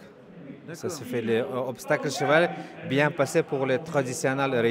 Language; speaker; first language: French; non-native, learner; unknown